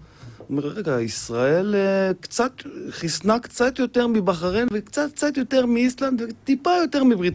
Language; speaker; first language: Hebrew; native; Hebrew